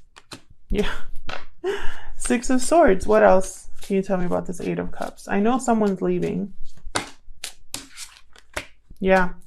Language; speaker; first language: English; native; English